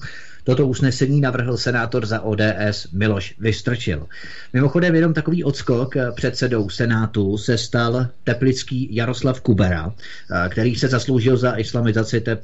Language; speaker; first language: Czech; native; Czech